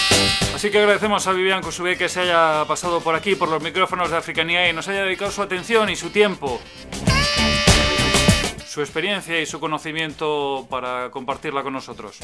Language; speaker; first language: Spanish; native; Spanish